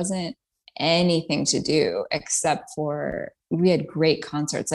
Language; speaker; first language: English; early bilingual, other home language; Persian